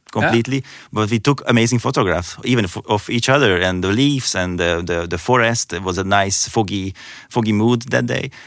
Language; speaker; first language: English; non-native, fluent; Hungarian